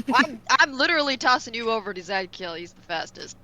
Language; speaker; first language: English; native; English